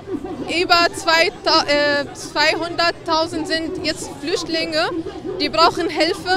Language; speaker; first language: German; non-native, learner; Arabic